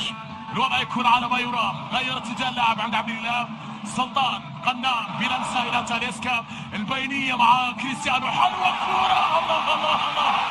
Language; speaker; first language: Arabic; native; Arabic